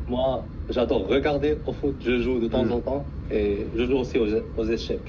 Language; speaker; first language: French; early bilingual, heritage; Arabic